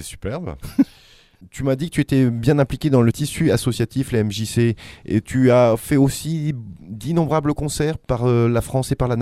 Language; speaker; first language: French; native; French